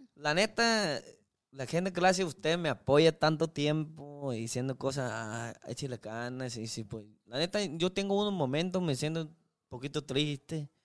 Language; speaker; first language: Spanish; non-native, learner; Chinese